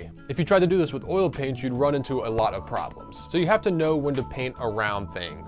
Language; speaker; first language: English; native; English